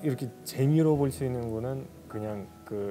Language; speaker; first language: Korean; non-native, fluent; Russian